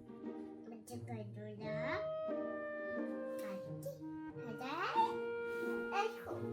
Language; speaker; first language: Korean; early bilingual, heritage; Korean